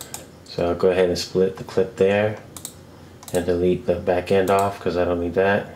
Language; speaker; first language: English; native; English